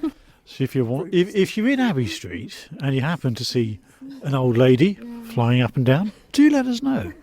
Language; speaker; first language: English; native; English